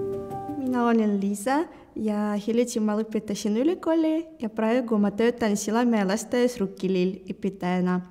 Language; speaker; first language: Estonian; non-native, local second language; Russian